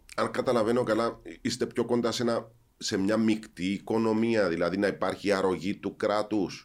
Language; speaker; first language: Greek; native; Greek